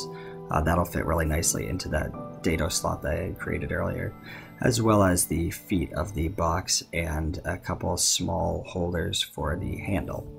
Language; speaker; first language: English; native; English